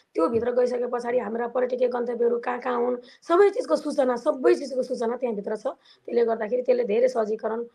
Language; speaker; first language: Nepali; native; Nepali